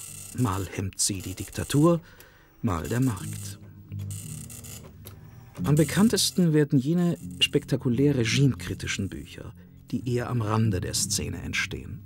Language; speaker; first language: German; native; German